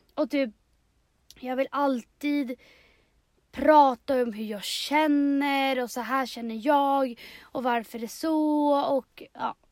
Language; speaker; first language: Swedish; early bilingual, other home language; Spanish